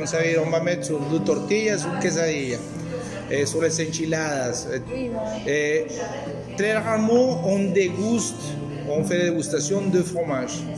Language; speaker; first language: French; non-native, fluent; Spanish